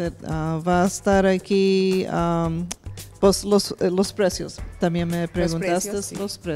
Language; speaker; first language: Spanish; early bilingual, heritage; English